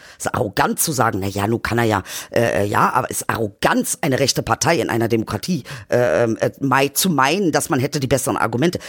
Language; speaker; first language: German; early bilingual, other home language; Turkish